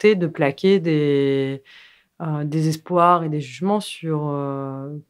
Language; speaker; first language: French; native; French